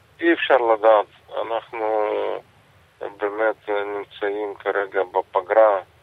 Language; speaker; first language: Hebrew; non-native, fluent; Russian